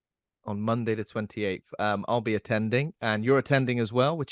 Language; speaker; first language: English; native; English